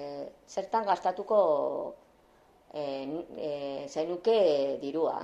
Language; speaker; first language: Basque; non-native, learner; Spanish